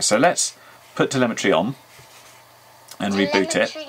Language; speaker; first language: English; native; English